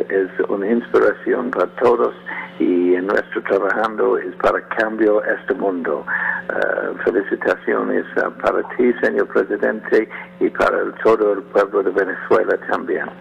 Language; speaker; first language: Spanish; non-native, learner; English